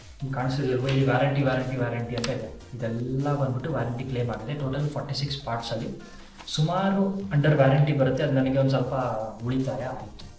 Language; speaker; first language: Kannada; native; Kannada